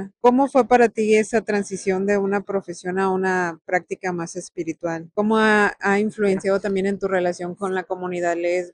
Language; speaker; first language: Spanish; native; Spanish